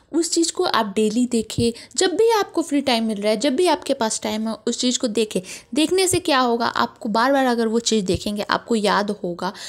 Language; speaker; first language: Hindi; native; Hindi